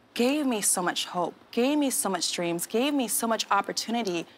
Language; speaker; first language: English; native; English